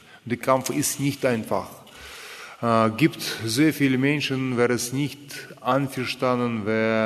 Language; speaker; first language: German; non-native, fluent; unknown